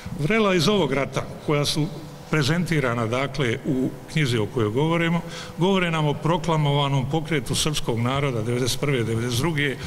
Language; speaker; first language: Bosnian; native; Bosnian